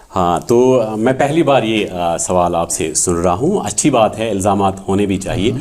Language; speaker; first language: Urdu; non-native, local second language; Kashmiri